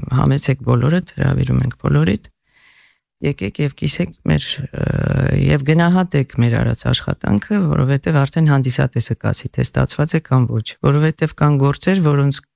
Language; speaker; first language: Armenian; native; Armenian